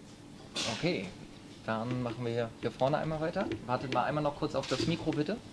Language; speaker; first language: German; native; German